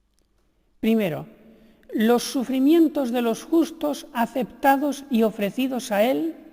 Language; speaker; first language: Spanish; native; Spanish